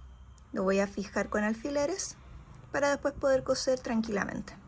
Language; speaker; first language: Spanish; native; Spanish